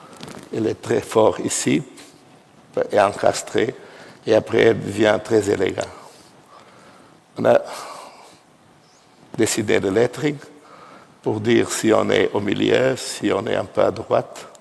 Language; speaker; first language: French; non-native, fluent; Portuguese